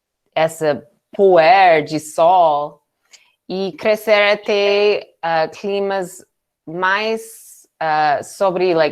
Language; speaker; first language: Portuguese; non-native, learner; English